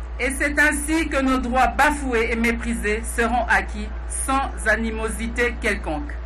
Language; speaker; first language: French; non-native, local second language; Lingala